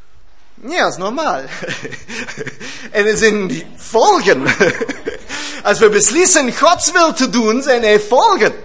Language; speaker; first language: Dutch; non-native, learner; German